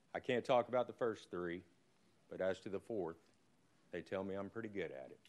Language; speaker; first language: English; native; English